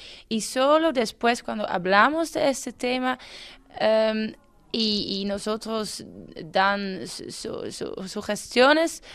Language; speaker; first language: Spanish; non-native, learner; Dutch